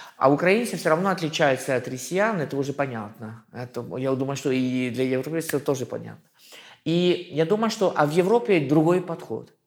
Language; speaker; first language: Russian; non-native, fluent; French